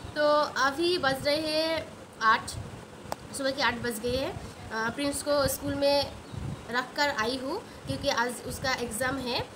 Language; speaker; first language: Hindi; non-native, local second language; Bangla